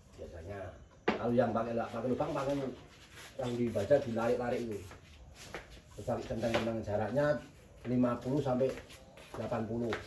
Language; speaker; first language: Indonesian; non-native, local second language; Javanese